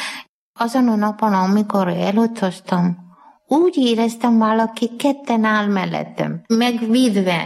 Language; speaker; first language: Hungarian; non-native, learner; Malayalam